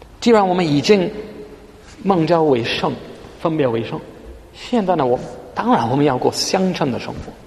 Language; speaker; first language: Chinese; non-native, fluent; English